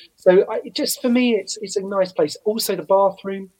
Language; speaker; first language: English; native; English